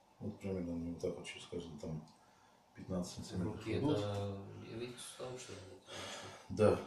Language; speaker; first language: Russian; native; Russian